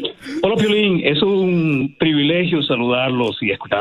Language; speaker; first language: Spanish; native; Spanish